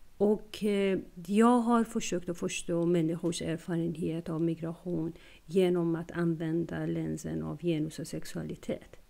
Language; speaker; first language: Swedish; non-native, fluent; Persian